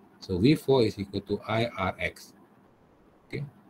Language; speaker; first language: English; non-native, local second language; Malay